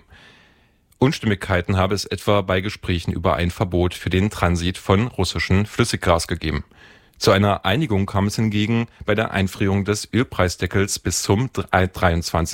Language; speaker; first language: German; native; German